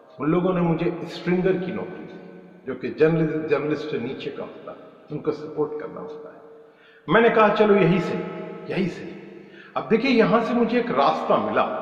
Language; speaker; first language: Hindi; non-native, local second language; Urdu